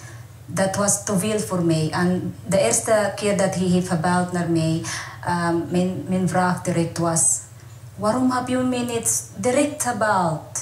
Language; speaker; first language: Dutch; non-native, learner; Waray